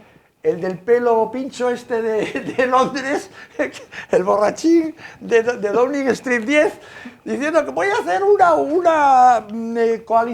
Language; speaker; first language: Spanish; native; Spanish